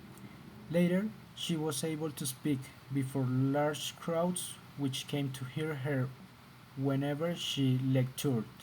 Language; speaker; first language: English; non-native, learner; Spanish